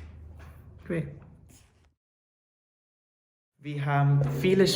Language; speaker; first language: German; non-native, learner; English